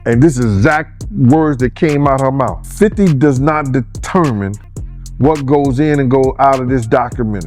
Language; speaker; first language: English; native; English